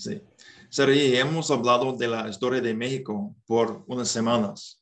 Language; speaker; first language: Spanish; non-native, fluent; English